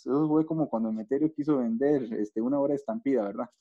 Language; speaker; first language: Spanish; native; Spanish